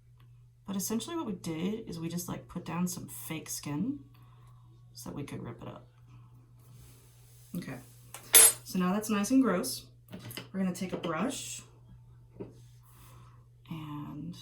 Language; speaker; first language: English; native; English